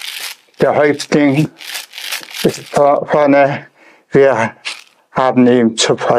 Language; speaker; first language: German; non-native, fluent; Tuvinian